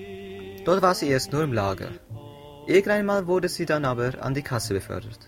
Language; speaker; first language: German; native; German